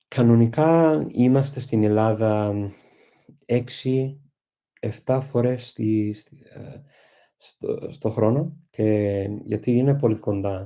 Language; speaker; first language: Greek; non-native, fluent; English